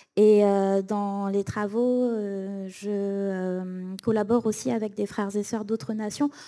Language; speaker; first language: French; native; French